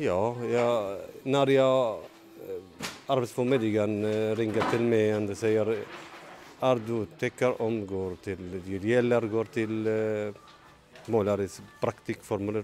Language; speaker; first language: Swedish; non-native, learner; Arabic